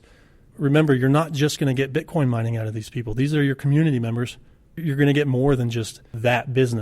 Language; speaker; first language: English; native; English